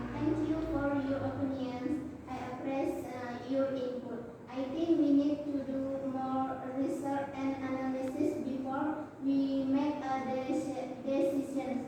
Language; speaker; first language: English; non-native, learner; Indonesian